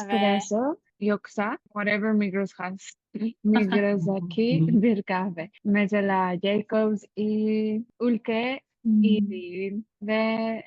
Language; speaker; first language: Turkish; non-native, learner; Spanish